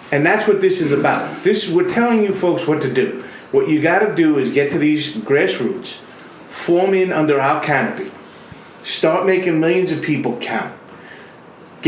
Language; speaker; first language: English; native; English